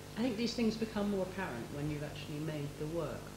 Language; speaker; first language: English; native; English